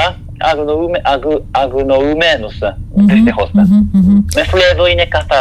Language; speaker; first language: Greek; non-native, fluent; Japanese